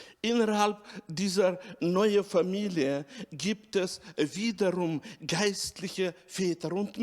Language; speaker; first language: German; non-native, fluent; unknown